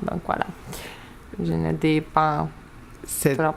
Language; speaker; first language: French; non-native, learner; Lithuanian